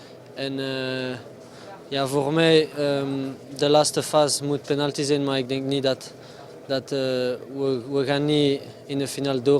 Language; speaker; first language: Dutch; non-native, local second language; French